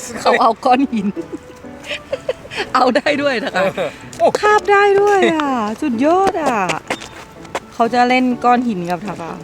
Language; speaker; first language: Thai; native; Thai